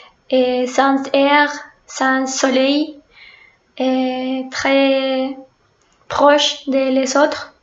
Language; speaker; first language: French; non-native, fluent; Spanish